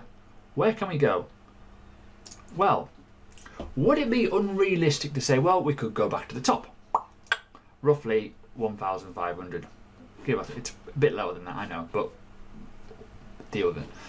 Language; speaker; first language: English; native; English